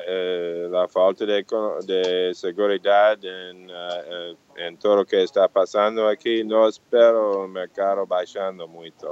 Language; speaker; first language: Portuguese; non-native, fluent; English